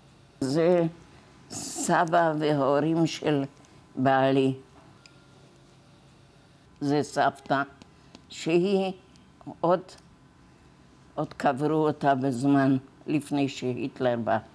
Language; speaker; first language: Hebrew; non-native, fluent; Czech